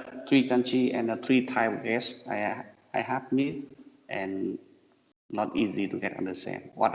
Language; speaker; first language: English; non-native, learner; Vietnamese